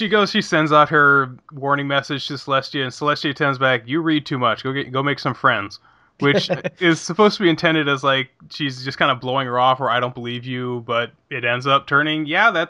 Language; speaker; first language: English; native; English